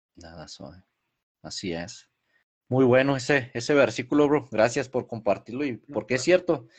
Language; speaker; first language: Spanish; early bilingual, heritage; Spanish